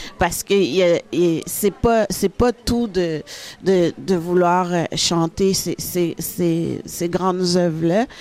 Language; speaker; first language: French; early bilingual, other home language; Haitian Creole